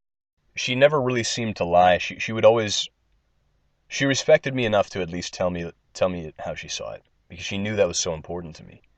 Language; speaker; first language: English; native; English